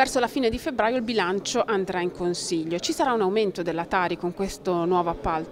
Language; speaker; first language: Italian; native; Italian